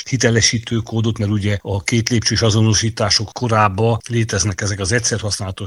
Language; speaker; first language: Hungarian; native; Hungarian